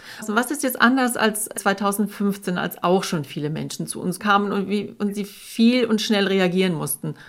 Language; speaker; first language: German; native; German